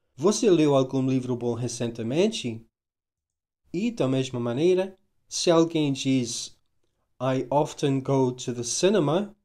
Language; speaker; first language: Portuguese; non-native, fluent; English